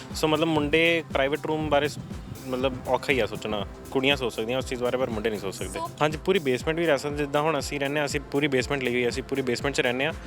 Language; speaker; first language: Punjabi; native; Punjabi